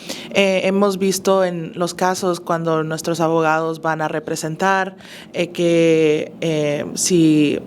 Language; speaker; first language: Spanish; early bilingual, other home language; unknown